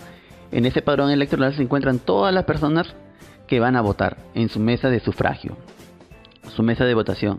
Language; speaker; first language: Spanish; native; Spanish